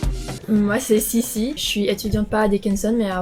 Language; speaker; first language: French; non-native, fluent; English